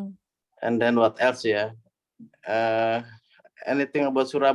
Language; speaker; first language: English; non-native, learner; Indonesian